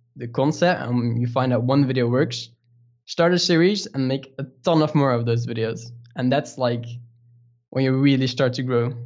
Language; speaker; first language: English; non-native, fluent; Dutch